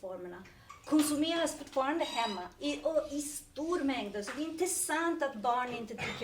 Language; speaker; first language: Swedish; non-native, fluent; Serbian